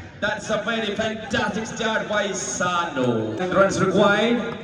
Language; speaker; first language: English; non-native, local second language; Malayalam